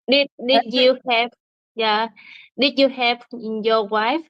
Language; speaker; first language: English; non-native, learner; Vietnamese